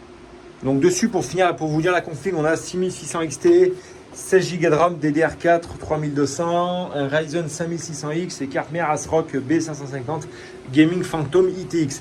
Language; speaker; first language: French; native; French